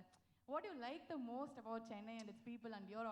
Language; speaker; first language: Tamil; native; Tamil